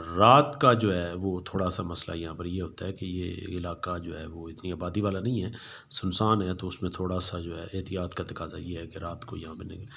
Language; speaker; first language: Urdu; non-native, local second language; Punjabi